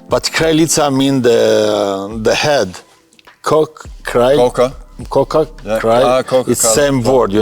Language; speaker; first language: English; non-native, learner; Albanian